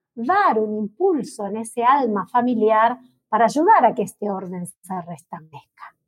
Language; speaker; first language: Spanish; native; Spanish